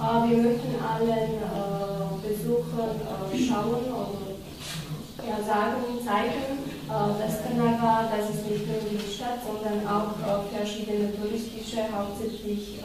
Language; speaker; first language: German; non-native, fluent; Slovak